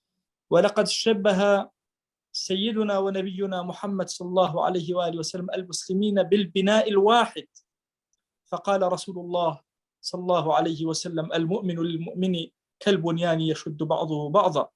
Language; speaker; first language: Arabic; non-native, local second language; Kurdish